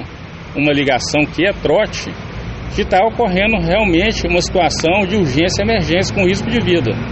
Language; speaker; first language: Portuguese; native; Portuguese